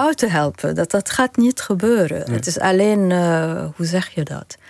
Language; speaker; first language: Dutch; non-native, learner; Arabic